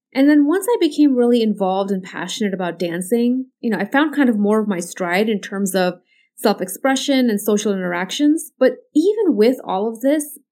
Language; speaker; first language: English; early bilingual, other home language; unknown